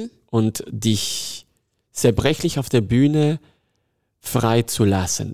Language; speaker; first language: German; non-native, fluent; Spanish